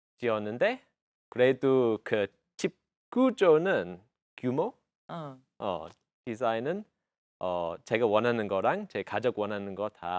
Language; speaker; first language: Korean; non-native, fluent; English